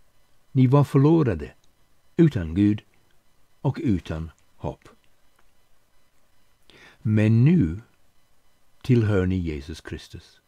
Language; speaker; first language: Swedish; non-native, fluent; English